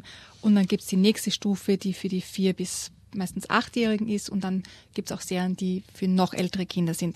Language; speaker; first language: German; native; German